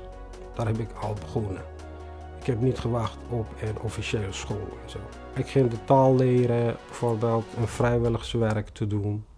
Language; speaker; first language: Dutch; non-native, fluent; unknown